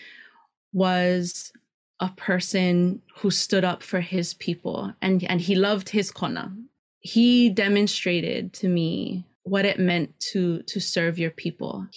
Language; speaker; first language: English; native; English